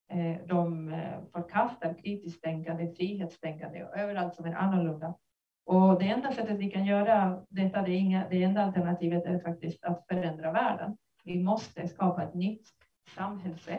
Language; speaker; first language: Swedish; non-native, fluent; Spanish